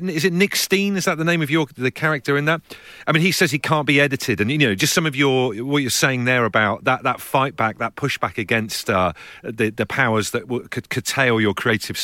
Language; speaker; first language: English; native; English